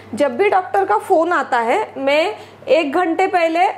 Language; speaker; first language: Hindi; non-native, local second language; Marathi